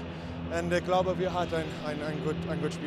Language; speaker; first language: German; non-native, learner; English